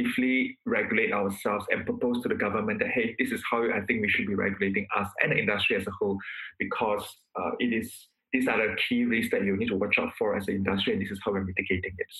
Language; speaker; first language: English; non-native, local second language; Chinese